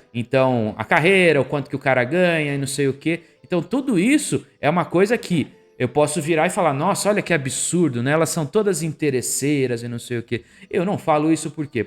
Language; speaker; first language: Portuguese; native; Portuguese